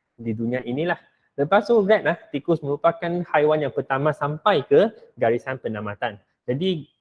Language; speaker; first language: Malay; non-native, local second language; Min Nan Chinese